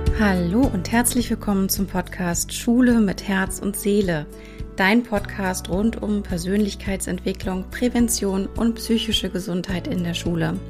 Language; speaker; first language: German; native; German